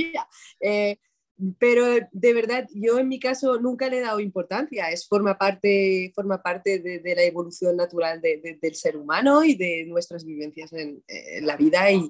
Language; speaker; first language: Spanish; non-native, fluent; Arabic